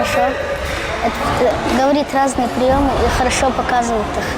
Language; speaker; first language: Russian; non-native, local second language; Ingush